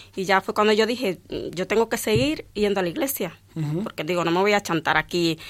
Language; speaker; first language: Spanish; native; Spanish